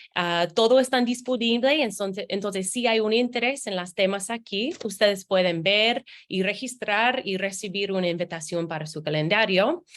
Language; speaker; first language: Spanish; non-native, fluent; English